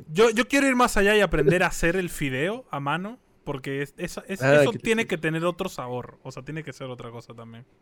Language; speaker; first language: Spanish; native; Spanish